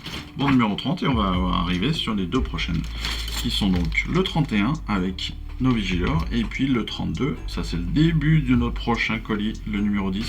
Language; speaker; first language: French; native; French